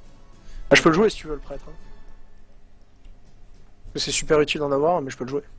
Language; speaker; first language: French; native; French